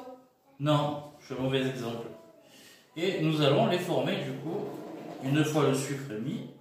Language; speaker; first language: French; native; French